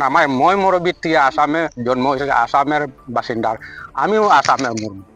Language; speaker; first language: Bangla; non-native, local second language; Khasi